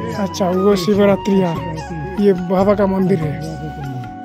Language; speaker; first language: Hindi; non-native, local second language; Bangla